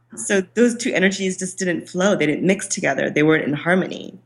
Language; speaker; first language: English; non-native, local second language; Bangla